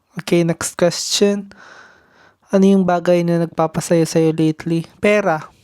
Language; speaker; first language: Filipino; native; Filipino